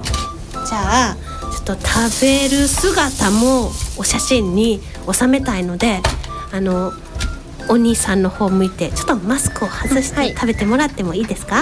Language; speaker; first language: Japanese; native; Japanese